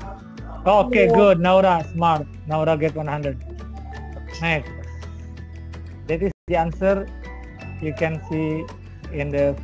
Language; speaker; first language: English; non-native, learner; Indonesian